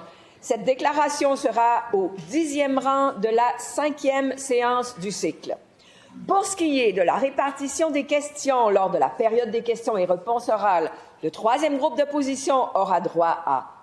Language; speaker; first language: French; native; French